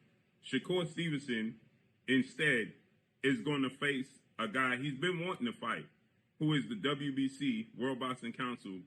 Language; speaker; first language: English; native; English